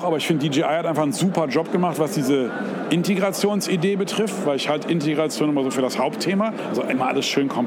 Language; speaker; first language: German; native; German